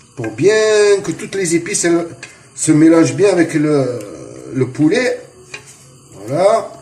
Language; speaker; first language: French; non-native, local second language; Arabic